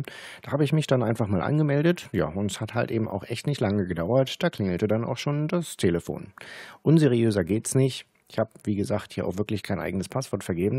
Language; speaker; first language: German; native; German